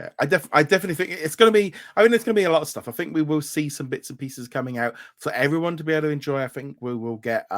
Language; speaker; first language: English; native; English